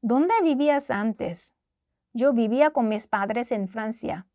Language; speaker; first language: Spanish; non-native, fluent; Korean